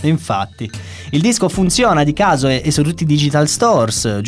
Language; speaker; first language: Italian; native; Italian